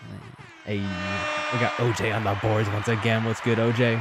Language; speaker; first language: English; native; English